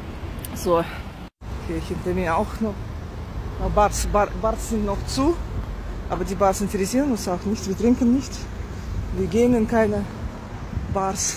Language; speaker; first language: German; non-native, fluent; Russian